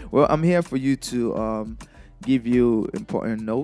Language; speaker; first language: English; non-native, local second language; Yoruba